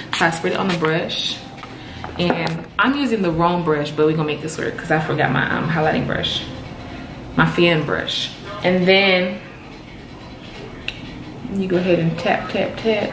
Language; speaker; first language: English; native; English